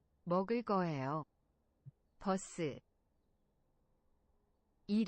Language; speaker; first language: Korean; non-native, learner; English